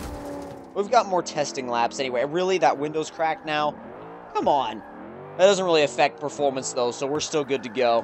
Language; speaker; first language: English; native; English